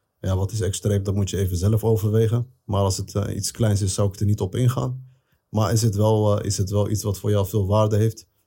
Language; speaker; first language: Dutch; early bilingual, other home language; Arabic